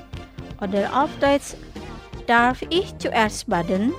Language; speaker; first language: German; non-native, fluent; Indonesian